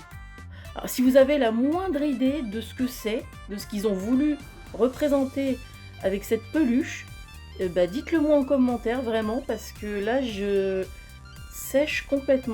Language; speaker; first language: French; native; French